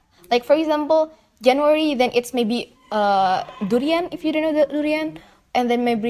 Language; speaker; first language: English; non-native, fluent; Indonesian